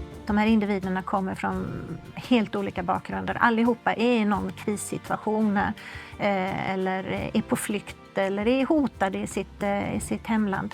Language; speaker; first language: Swedish; native; Swedish